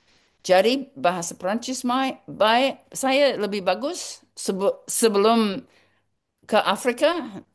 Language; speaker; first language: Indonesian; non-native, learner; English